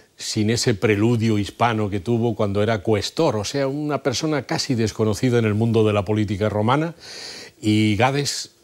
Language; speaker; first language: Spanish; native; Spanish